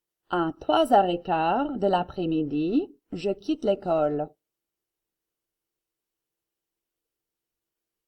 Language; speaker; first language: French; non-native, fluent; English